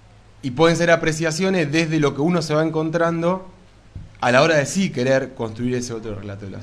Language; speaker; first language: Spanish; native; Spanish